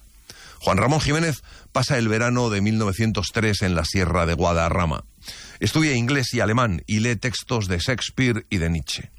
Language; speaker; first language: Spanish; native; Spanish